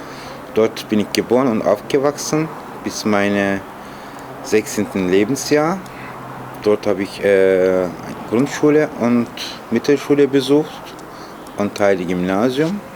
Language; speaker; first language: German; non-native, fluent; Turkish